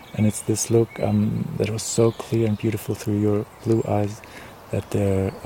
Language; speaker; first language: English; non-native, fluent; German